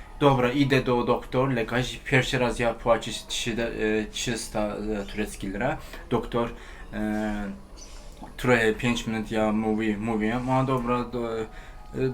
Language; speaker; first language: Polish; non-native, learner; Turkish